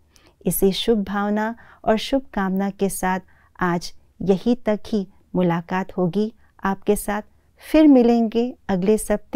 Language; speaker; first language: Hindi; native; Hindi